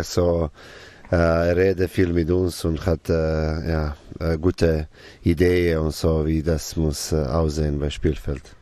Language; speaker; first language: German; non-native, fluent; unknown